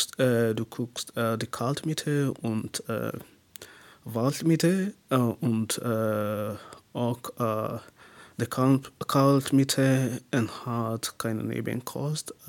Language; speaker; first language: German; non-native, learner; English